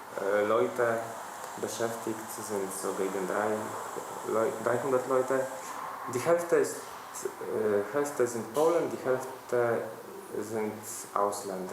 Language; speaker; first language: German; non-native, fluent; Polish